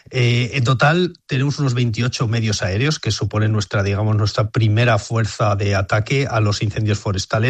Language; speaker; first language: Spanish; native; Spanish